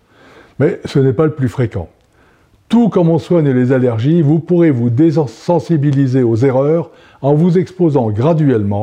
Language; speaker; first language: French; native; French